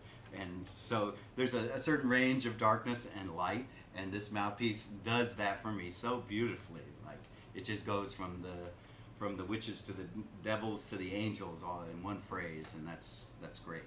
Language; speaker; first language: English; native; English